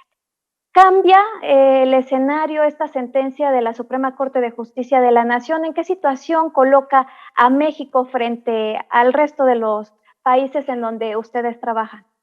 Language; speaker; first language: Spanish; native; Spanish